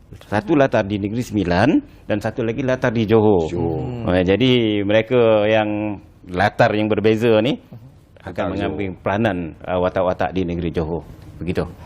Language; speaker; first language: Malay; native; Malay